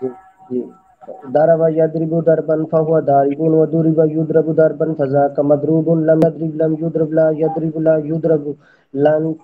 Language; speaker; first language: Arabic; non-native, learner; Urdu